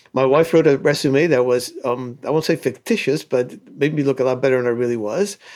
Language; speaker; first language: English; early bilingual, other home language; Spanish